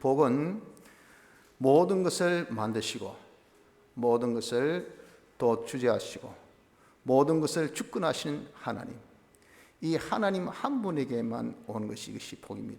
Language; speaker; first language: Korean; native; Korean